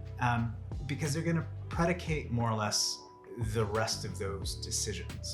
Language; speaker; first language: English; native; English